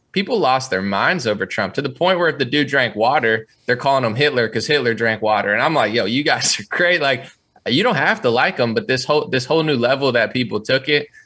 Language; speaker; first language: English; native; English